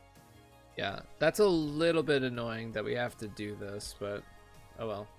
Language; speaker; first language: English; native; English